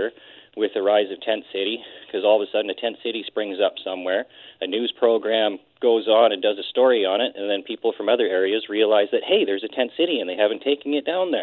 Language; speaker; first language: English; native; English